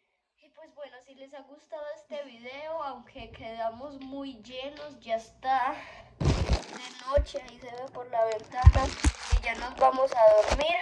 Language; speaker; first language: Spanish; native; Spanish